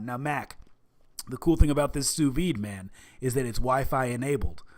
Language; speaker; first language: English; native; English